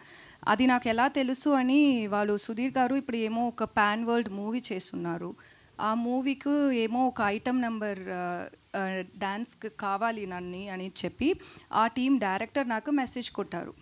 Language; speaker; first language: Telugu; non-native, learner; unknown